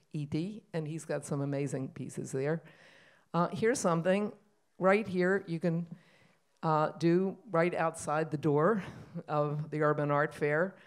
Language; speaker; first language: English; native; English